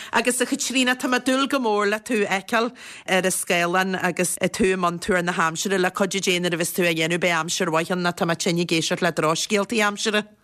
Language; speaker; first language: Irish; native; Irish